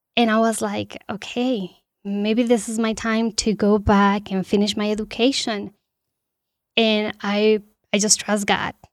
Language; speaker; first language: English; non-native, fluent; Spanish